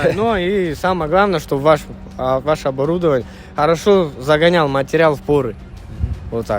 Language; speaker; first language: Russian; native; Russian